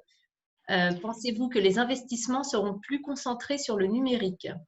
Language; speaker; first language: French; native; French